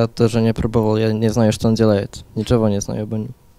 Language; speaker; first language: Russian; non-native, learner; Polish